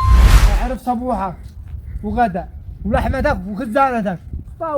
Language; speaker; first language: Arabic; native; Arabic